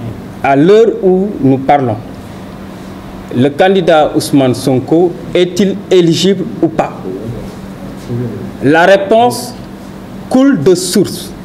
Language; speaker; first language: French; non-native, local second language; Wolof